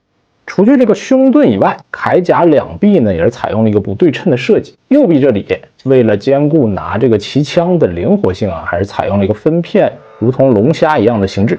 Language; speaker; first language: Chinese; native; Chinese